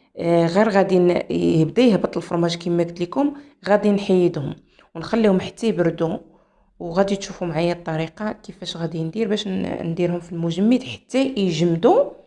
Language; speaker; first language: Arabic; native; Arabic